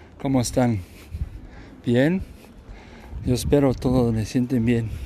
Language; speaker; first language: Spanish; non-native, learner; German